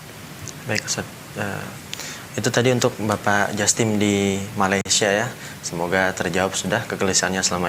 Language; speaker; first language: Indonesian; native; Indonesian